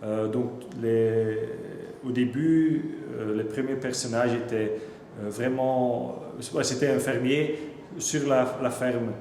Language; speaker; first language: French; non-native, local second language; Dutch